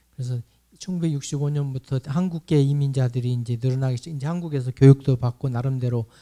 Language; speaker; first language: Korean; native; Korean